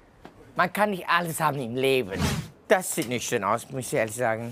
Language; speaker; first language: German; non-native, fluent; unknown